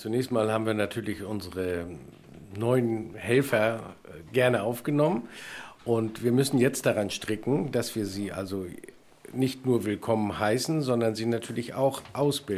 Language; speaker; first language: German; native; German